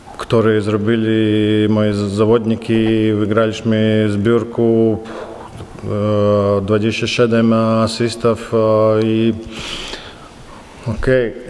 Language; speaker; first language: Polish; non-native, learner; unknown